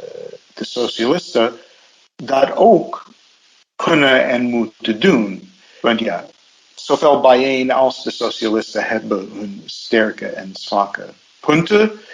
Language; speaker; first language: Dutch; non-native, fluent; English